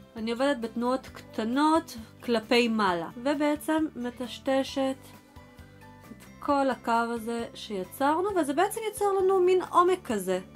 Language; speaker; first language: Hebrew; early bilingual, other home language; Russian